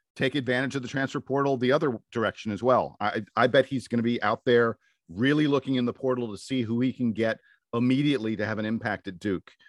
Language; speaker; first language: English; native; English